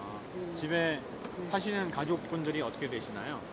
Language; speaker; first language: Korean; native; Korean